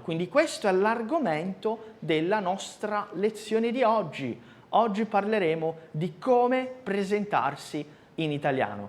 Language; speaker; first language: Italian; non-native, fluent; Portuguese